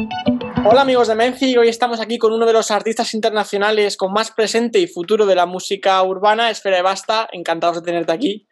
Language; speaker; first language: Spanish; native; Spanish